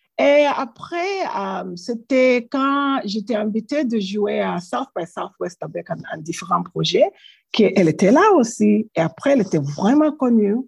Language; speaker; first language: French; non-native, learner; English